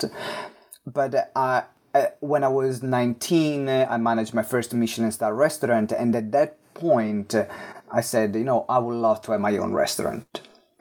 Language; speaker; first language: English; non-native, fluent; Italian